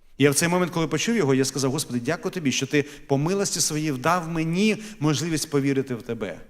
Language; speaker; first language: Ukrainian; native; Ukrainian